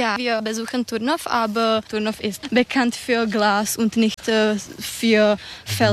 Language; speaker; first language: German; non-native, learner; Czech